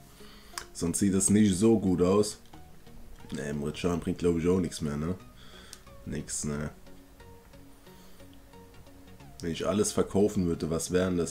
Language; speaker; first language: German; native; German